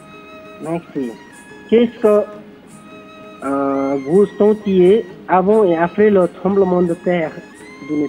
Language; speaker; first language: French; non-native, learner; Nepali